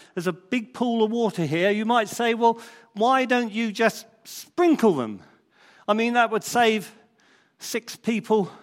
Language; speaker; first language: English; native; English